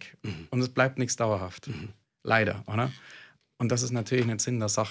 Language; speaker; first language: German; native; German